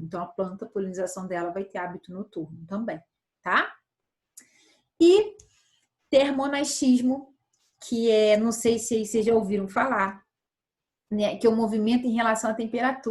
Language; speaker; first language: Portuguese; native; Portuguese